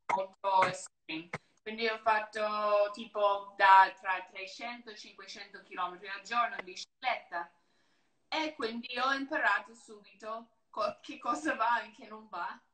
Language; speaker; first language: Italian; non-native, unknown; English